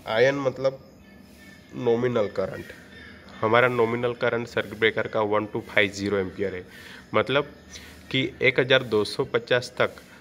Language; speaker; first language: Hindi; non-native, local second language; Gujarati